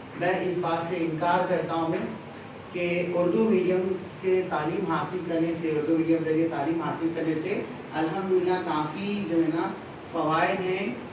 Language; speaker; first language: Urdu; native; Urdu